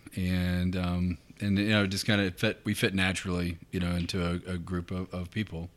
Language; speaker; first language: English; native; English